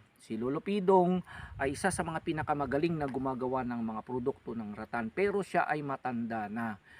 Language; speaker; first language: Filipino; non-native, local second language; Iloko